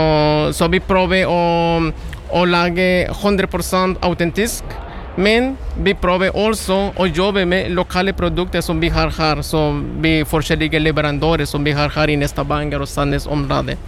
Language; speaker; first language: Norwegian; non-native, learner; Spanish